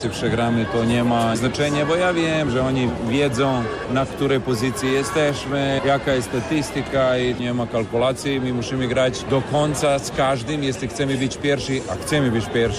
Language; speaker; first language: Polish; non-native, fluent; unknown